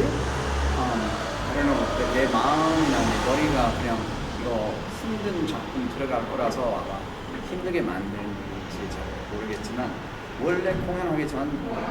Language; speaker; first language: Korean; early bilingual, heritage; English